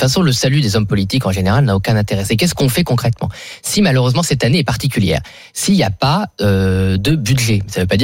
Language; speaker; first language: French; native; French